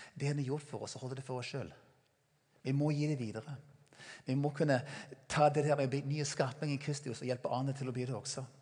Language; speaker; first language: Norwegian; non-native, fluent; English